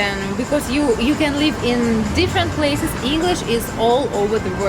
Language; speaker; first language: English; non-native, learner; Russian